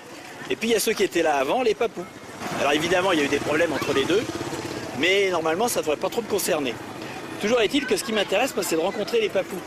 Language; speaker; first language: French; native; French